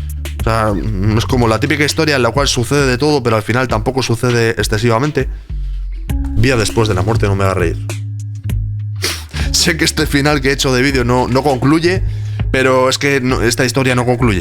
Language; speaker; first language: Spanish; native; Spanish